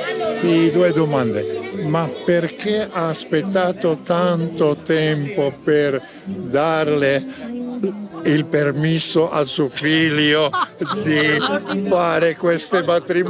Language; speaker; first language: Italian; non-native, learner; Croatian